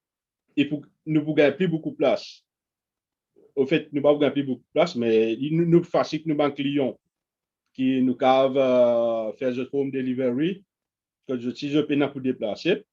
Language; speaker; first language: French; non-native, local second language; Morisyen